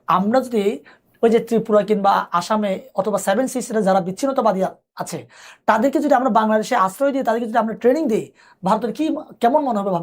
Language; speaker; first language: Bangla; non-native, local second language; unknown